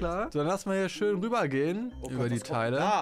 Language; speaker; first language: German; native; German